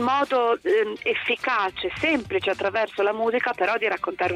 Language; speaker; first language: Italian; native; Italian